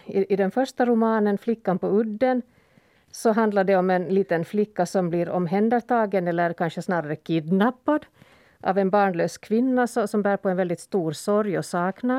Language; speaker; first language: Swedish; native; Swedish